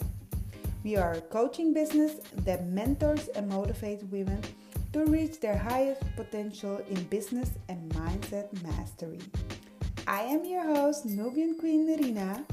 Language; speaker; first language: English; non-native, fluent; Dutch